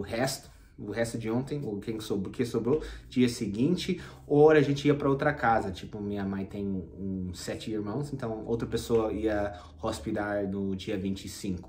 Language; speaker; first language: Portuguese; non-native, fluent; English